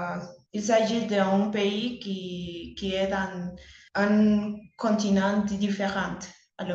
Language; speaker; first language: French; non-native, learner; Spanish